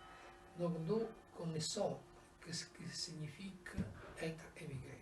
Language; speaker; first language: French; non-native, fluent; Italian